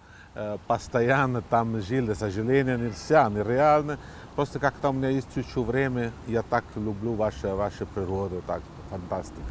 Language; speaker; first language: Russian; non-native, learner; Italian